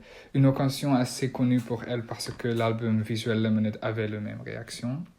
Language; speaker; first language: French; non-native, learner; Dutch